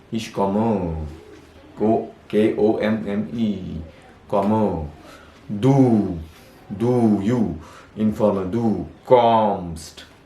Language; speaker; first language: German; non-native, fluent; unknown